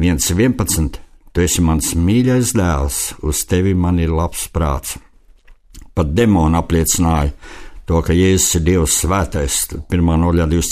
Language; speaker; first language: Latvian; native; Latvian